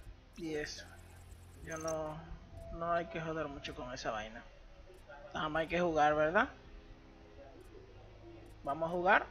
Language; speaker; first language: Spanish; native; Spanish